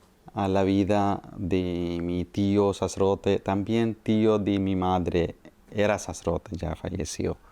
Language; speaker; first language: Spanish; non-native, fluent; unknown